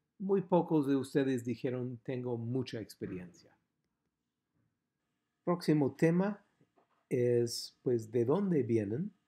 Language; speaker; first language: Spanish; non-native, fluent; English